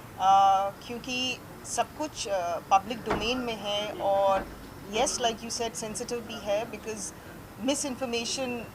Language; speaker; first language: Hindi; native; Hindi